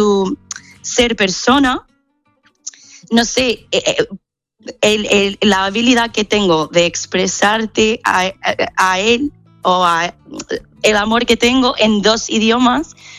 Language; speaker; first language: Spanish; non-native, fluent; English